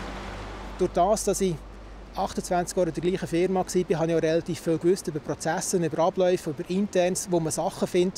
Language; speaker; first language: German; native; German